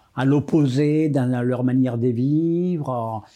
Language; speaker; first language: French; non-native, fluent; Spanish